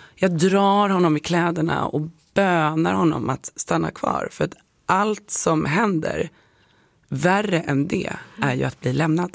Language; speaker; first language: Swedish; native; Swedish